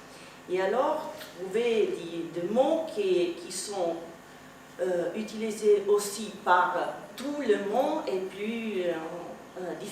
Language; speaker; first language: French; non-native, fluent; Italian